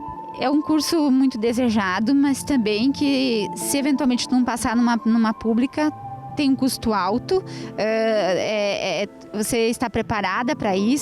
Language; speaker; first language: Portuguese; native; Portuguese